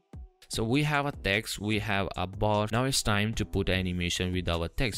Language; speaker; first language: English; non-native, fluent; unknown